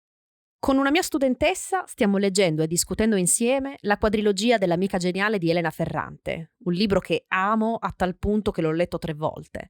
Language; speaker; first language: Italian; native; Italian